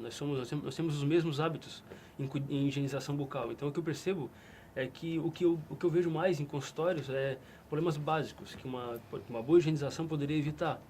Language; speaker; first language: Portuguese; native; Portuguese